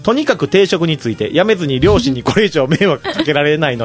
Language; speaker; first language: Japanese; native; Japanese